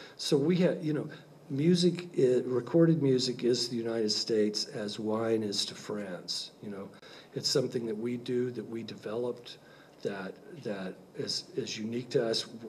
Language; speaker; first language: English; native; English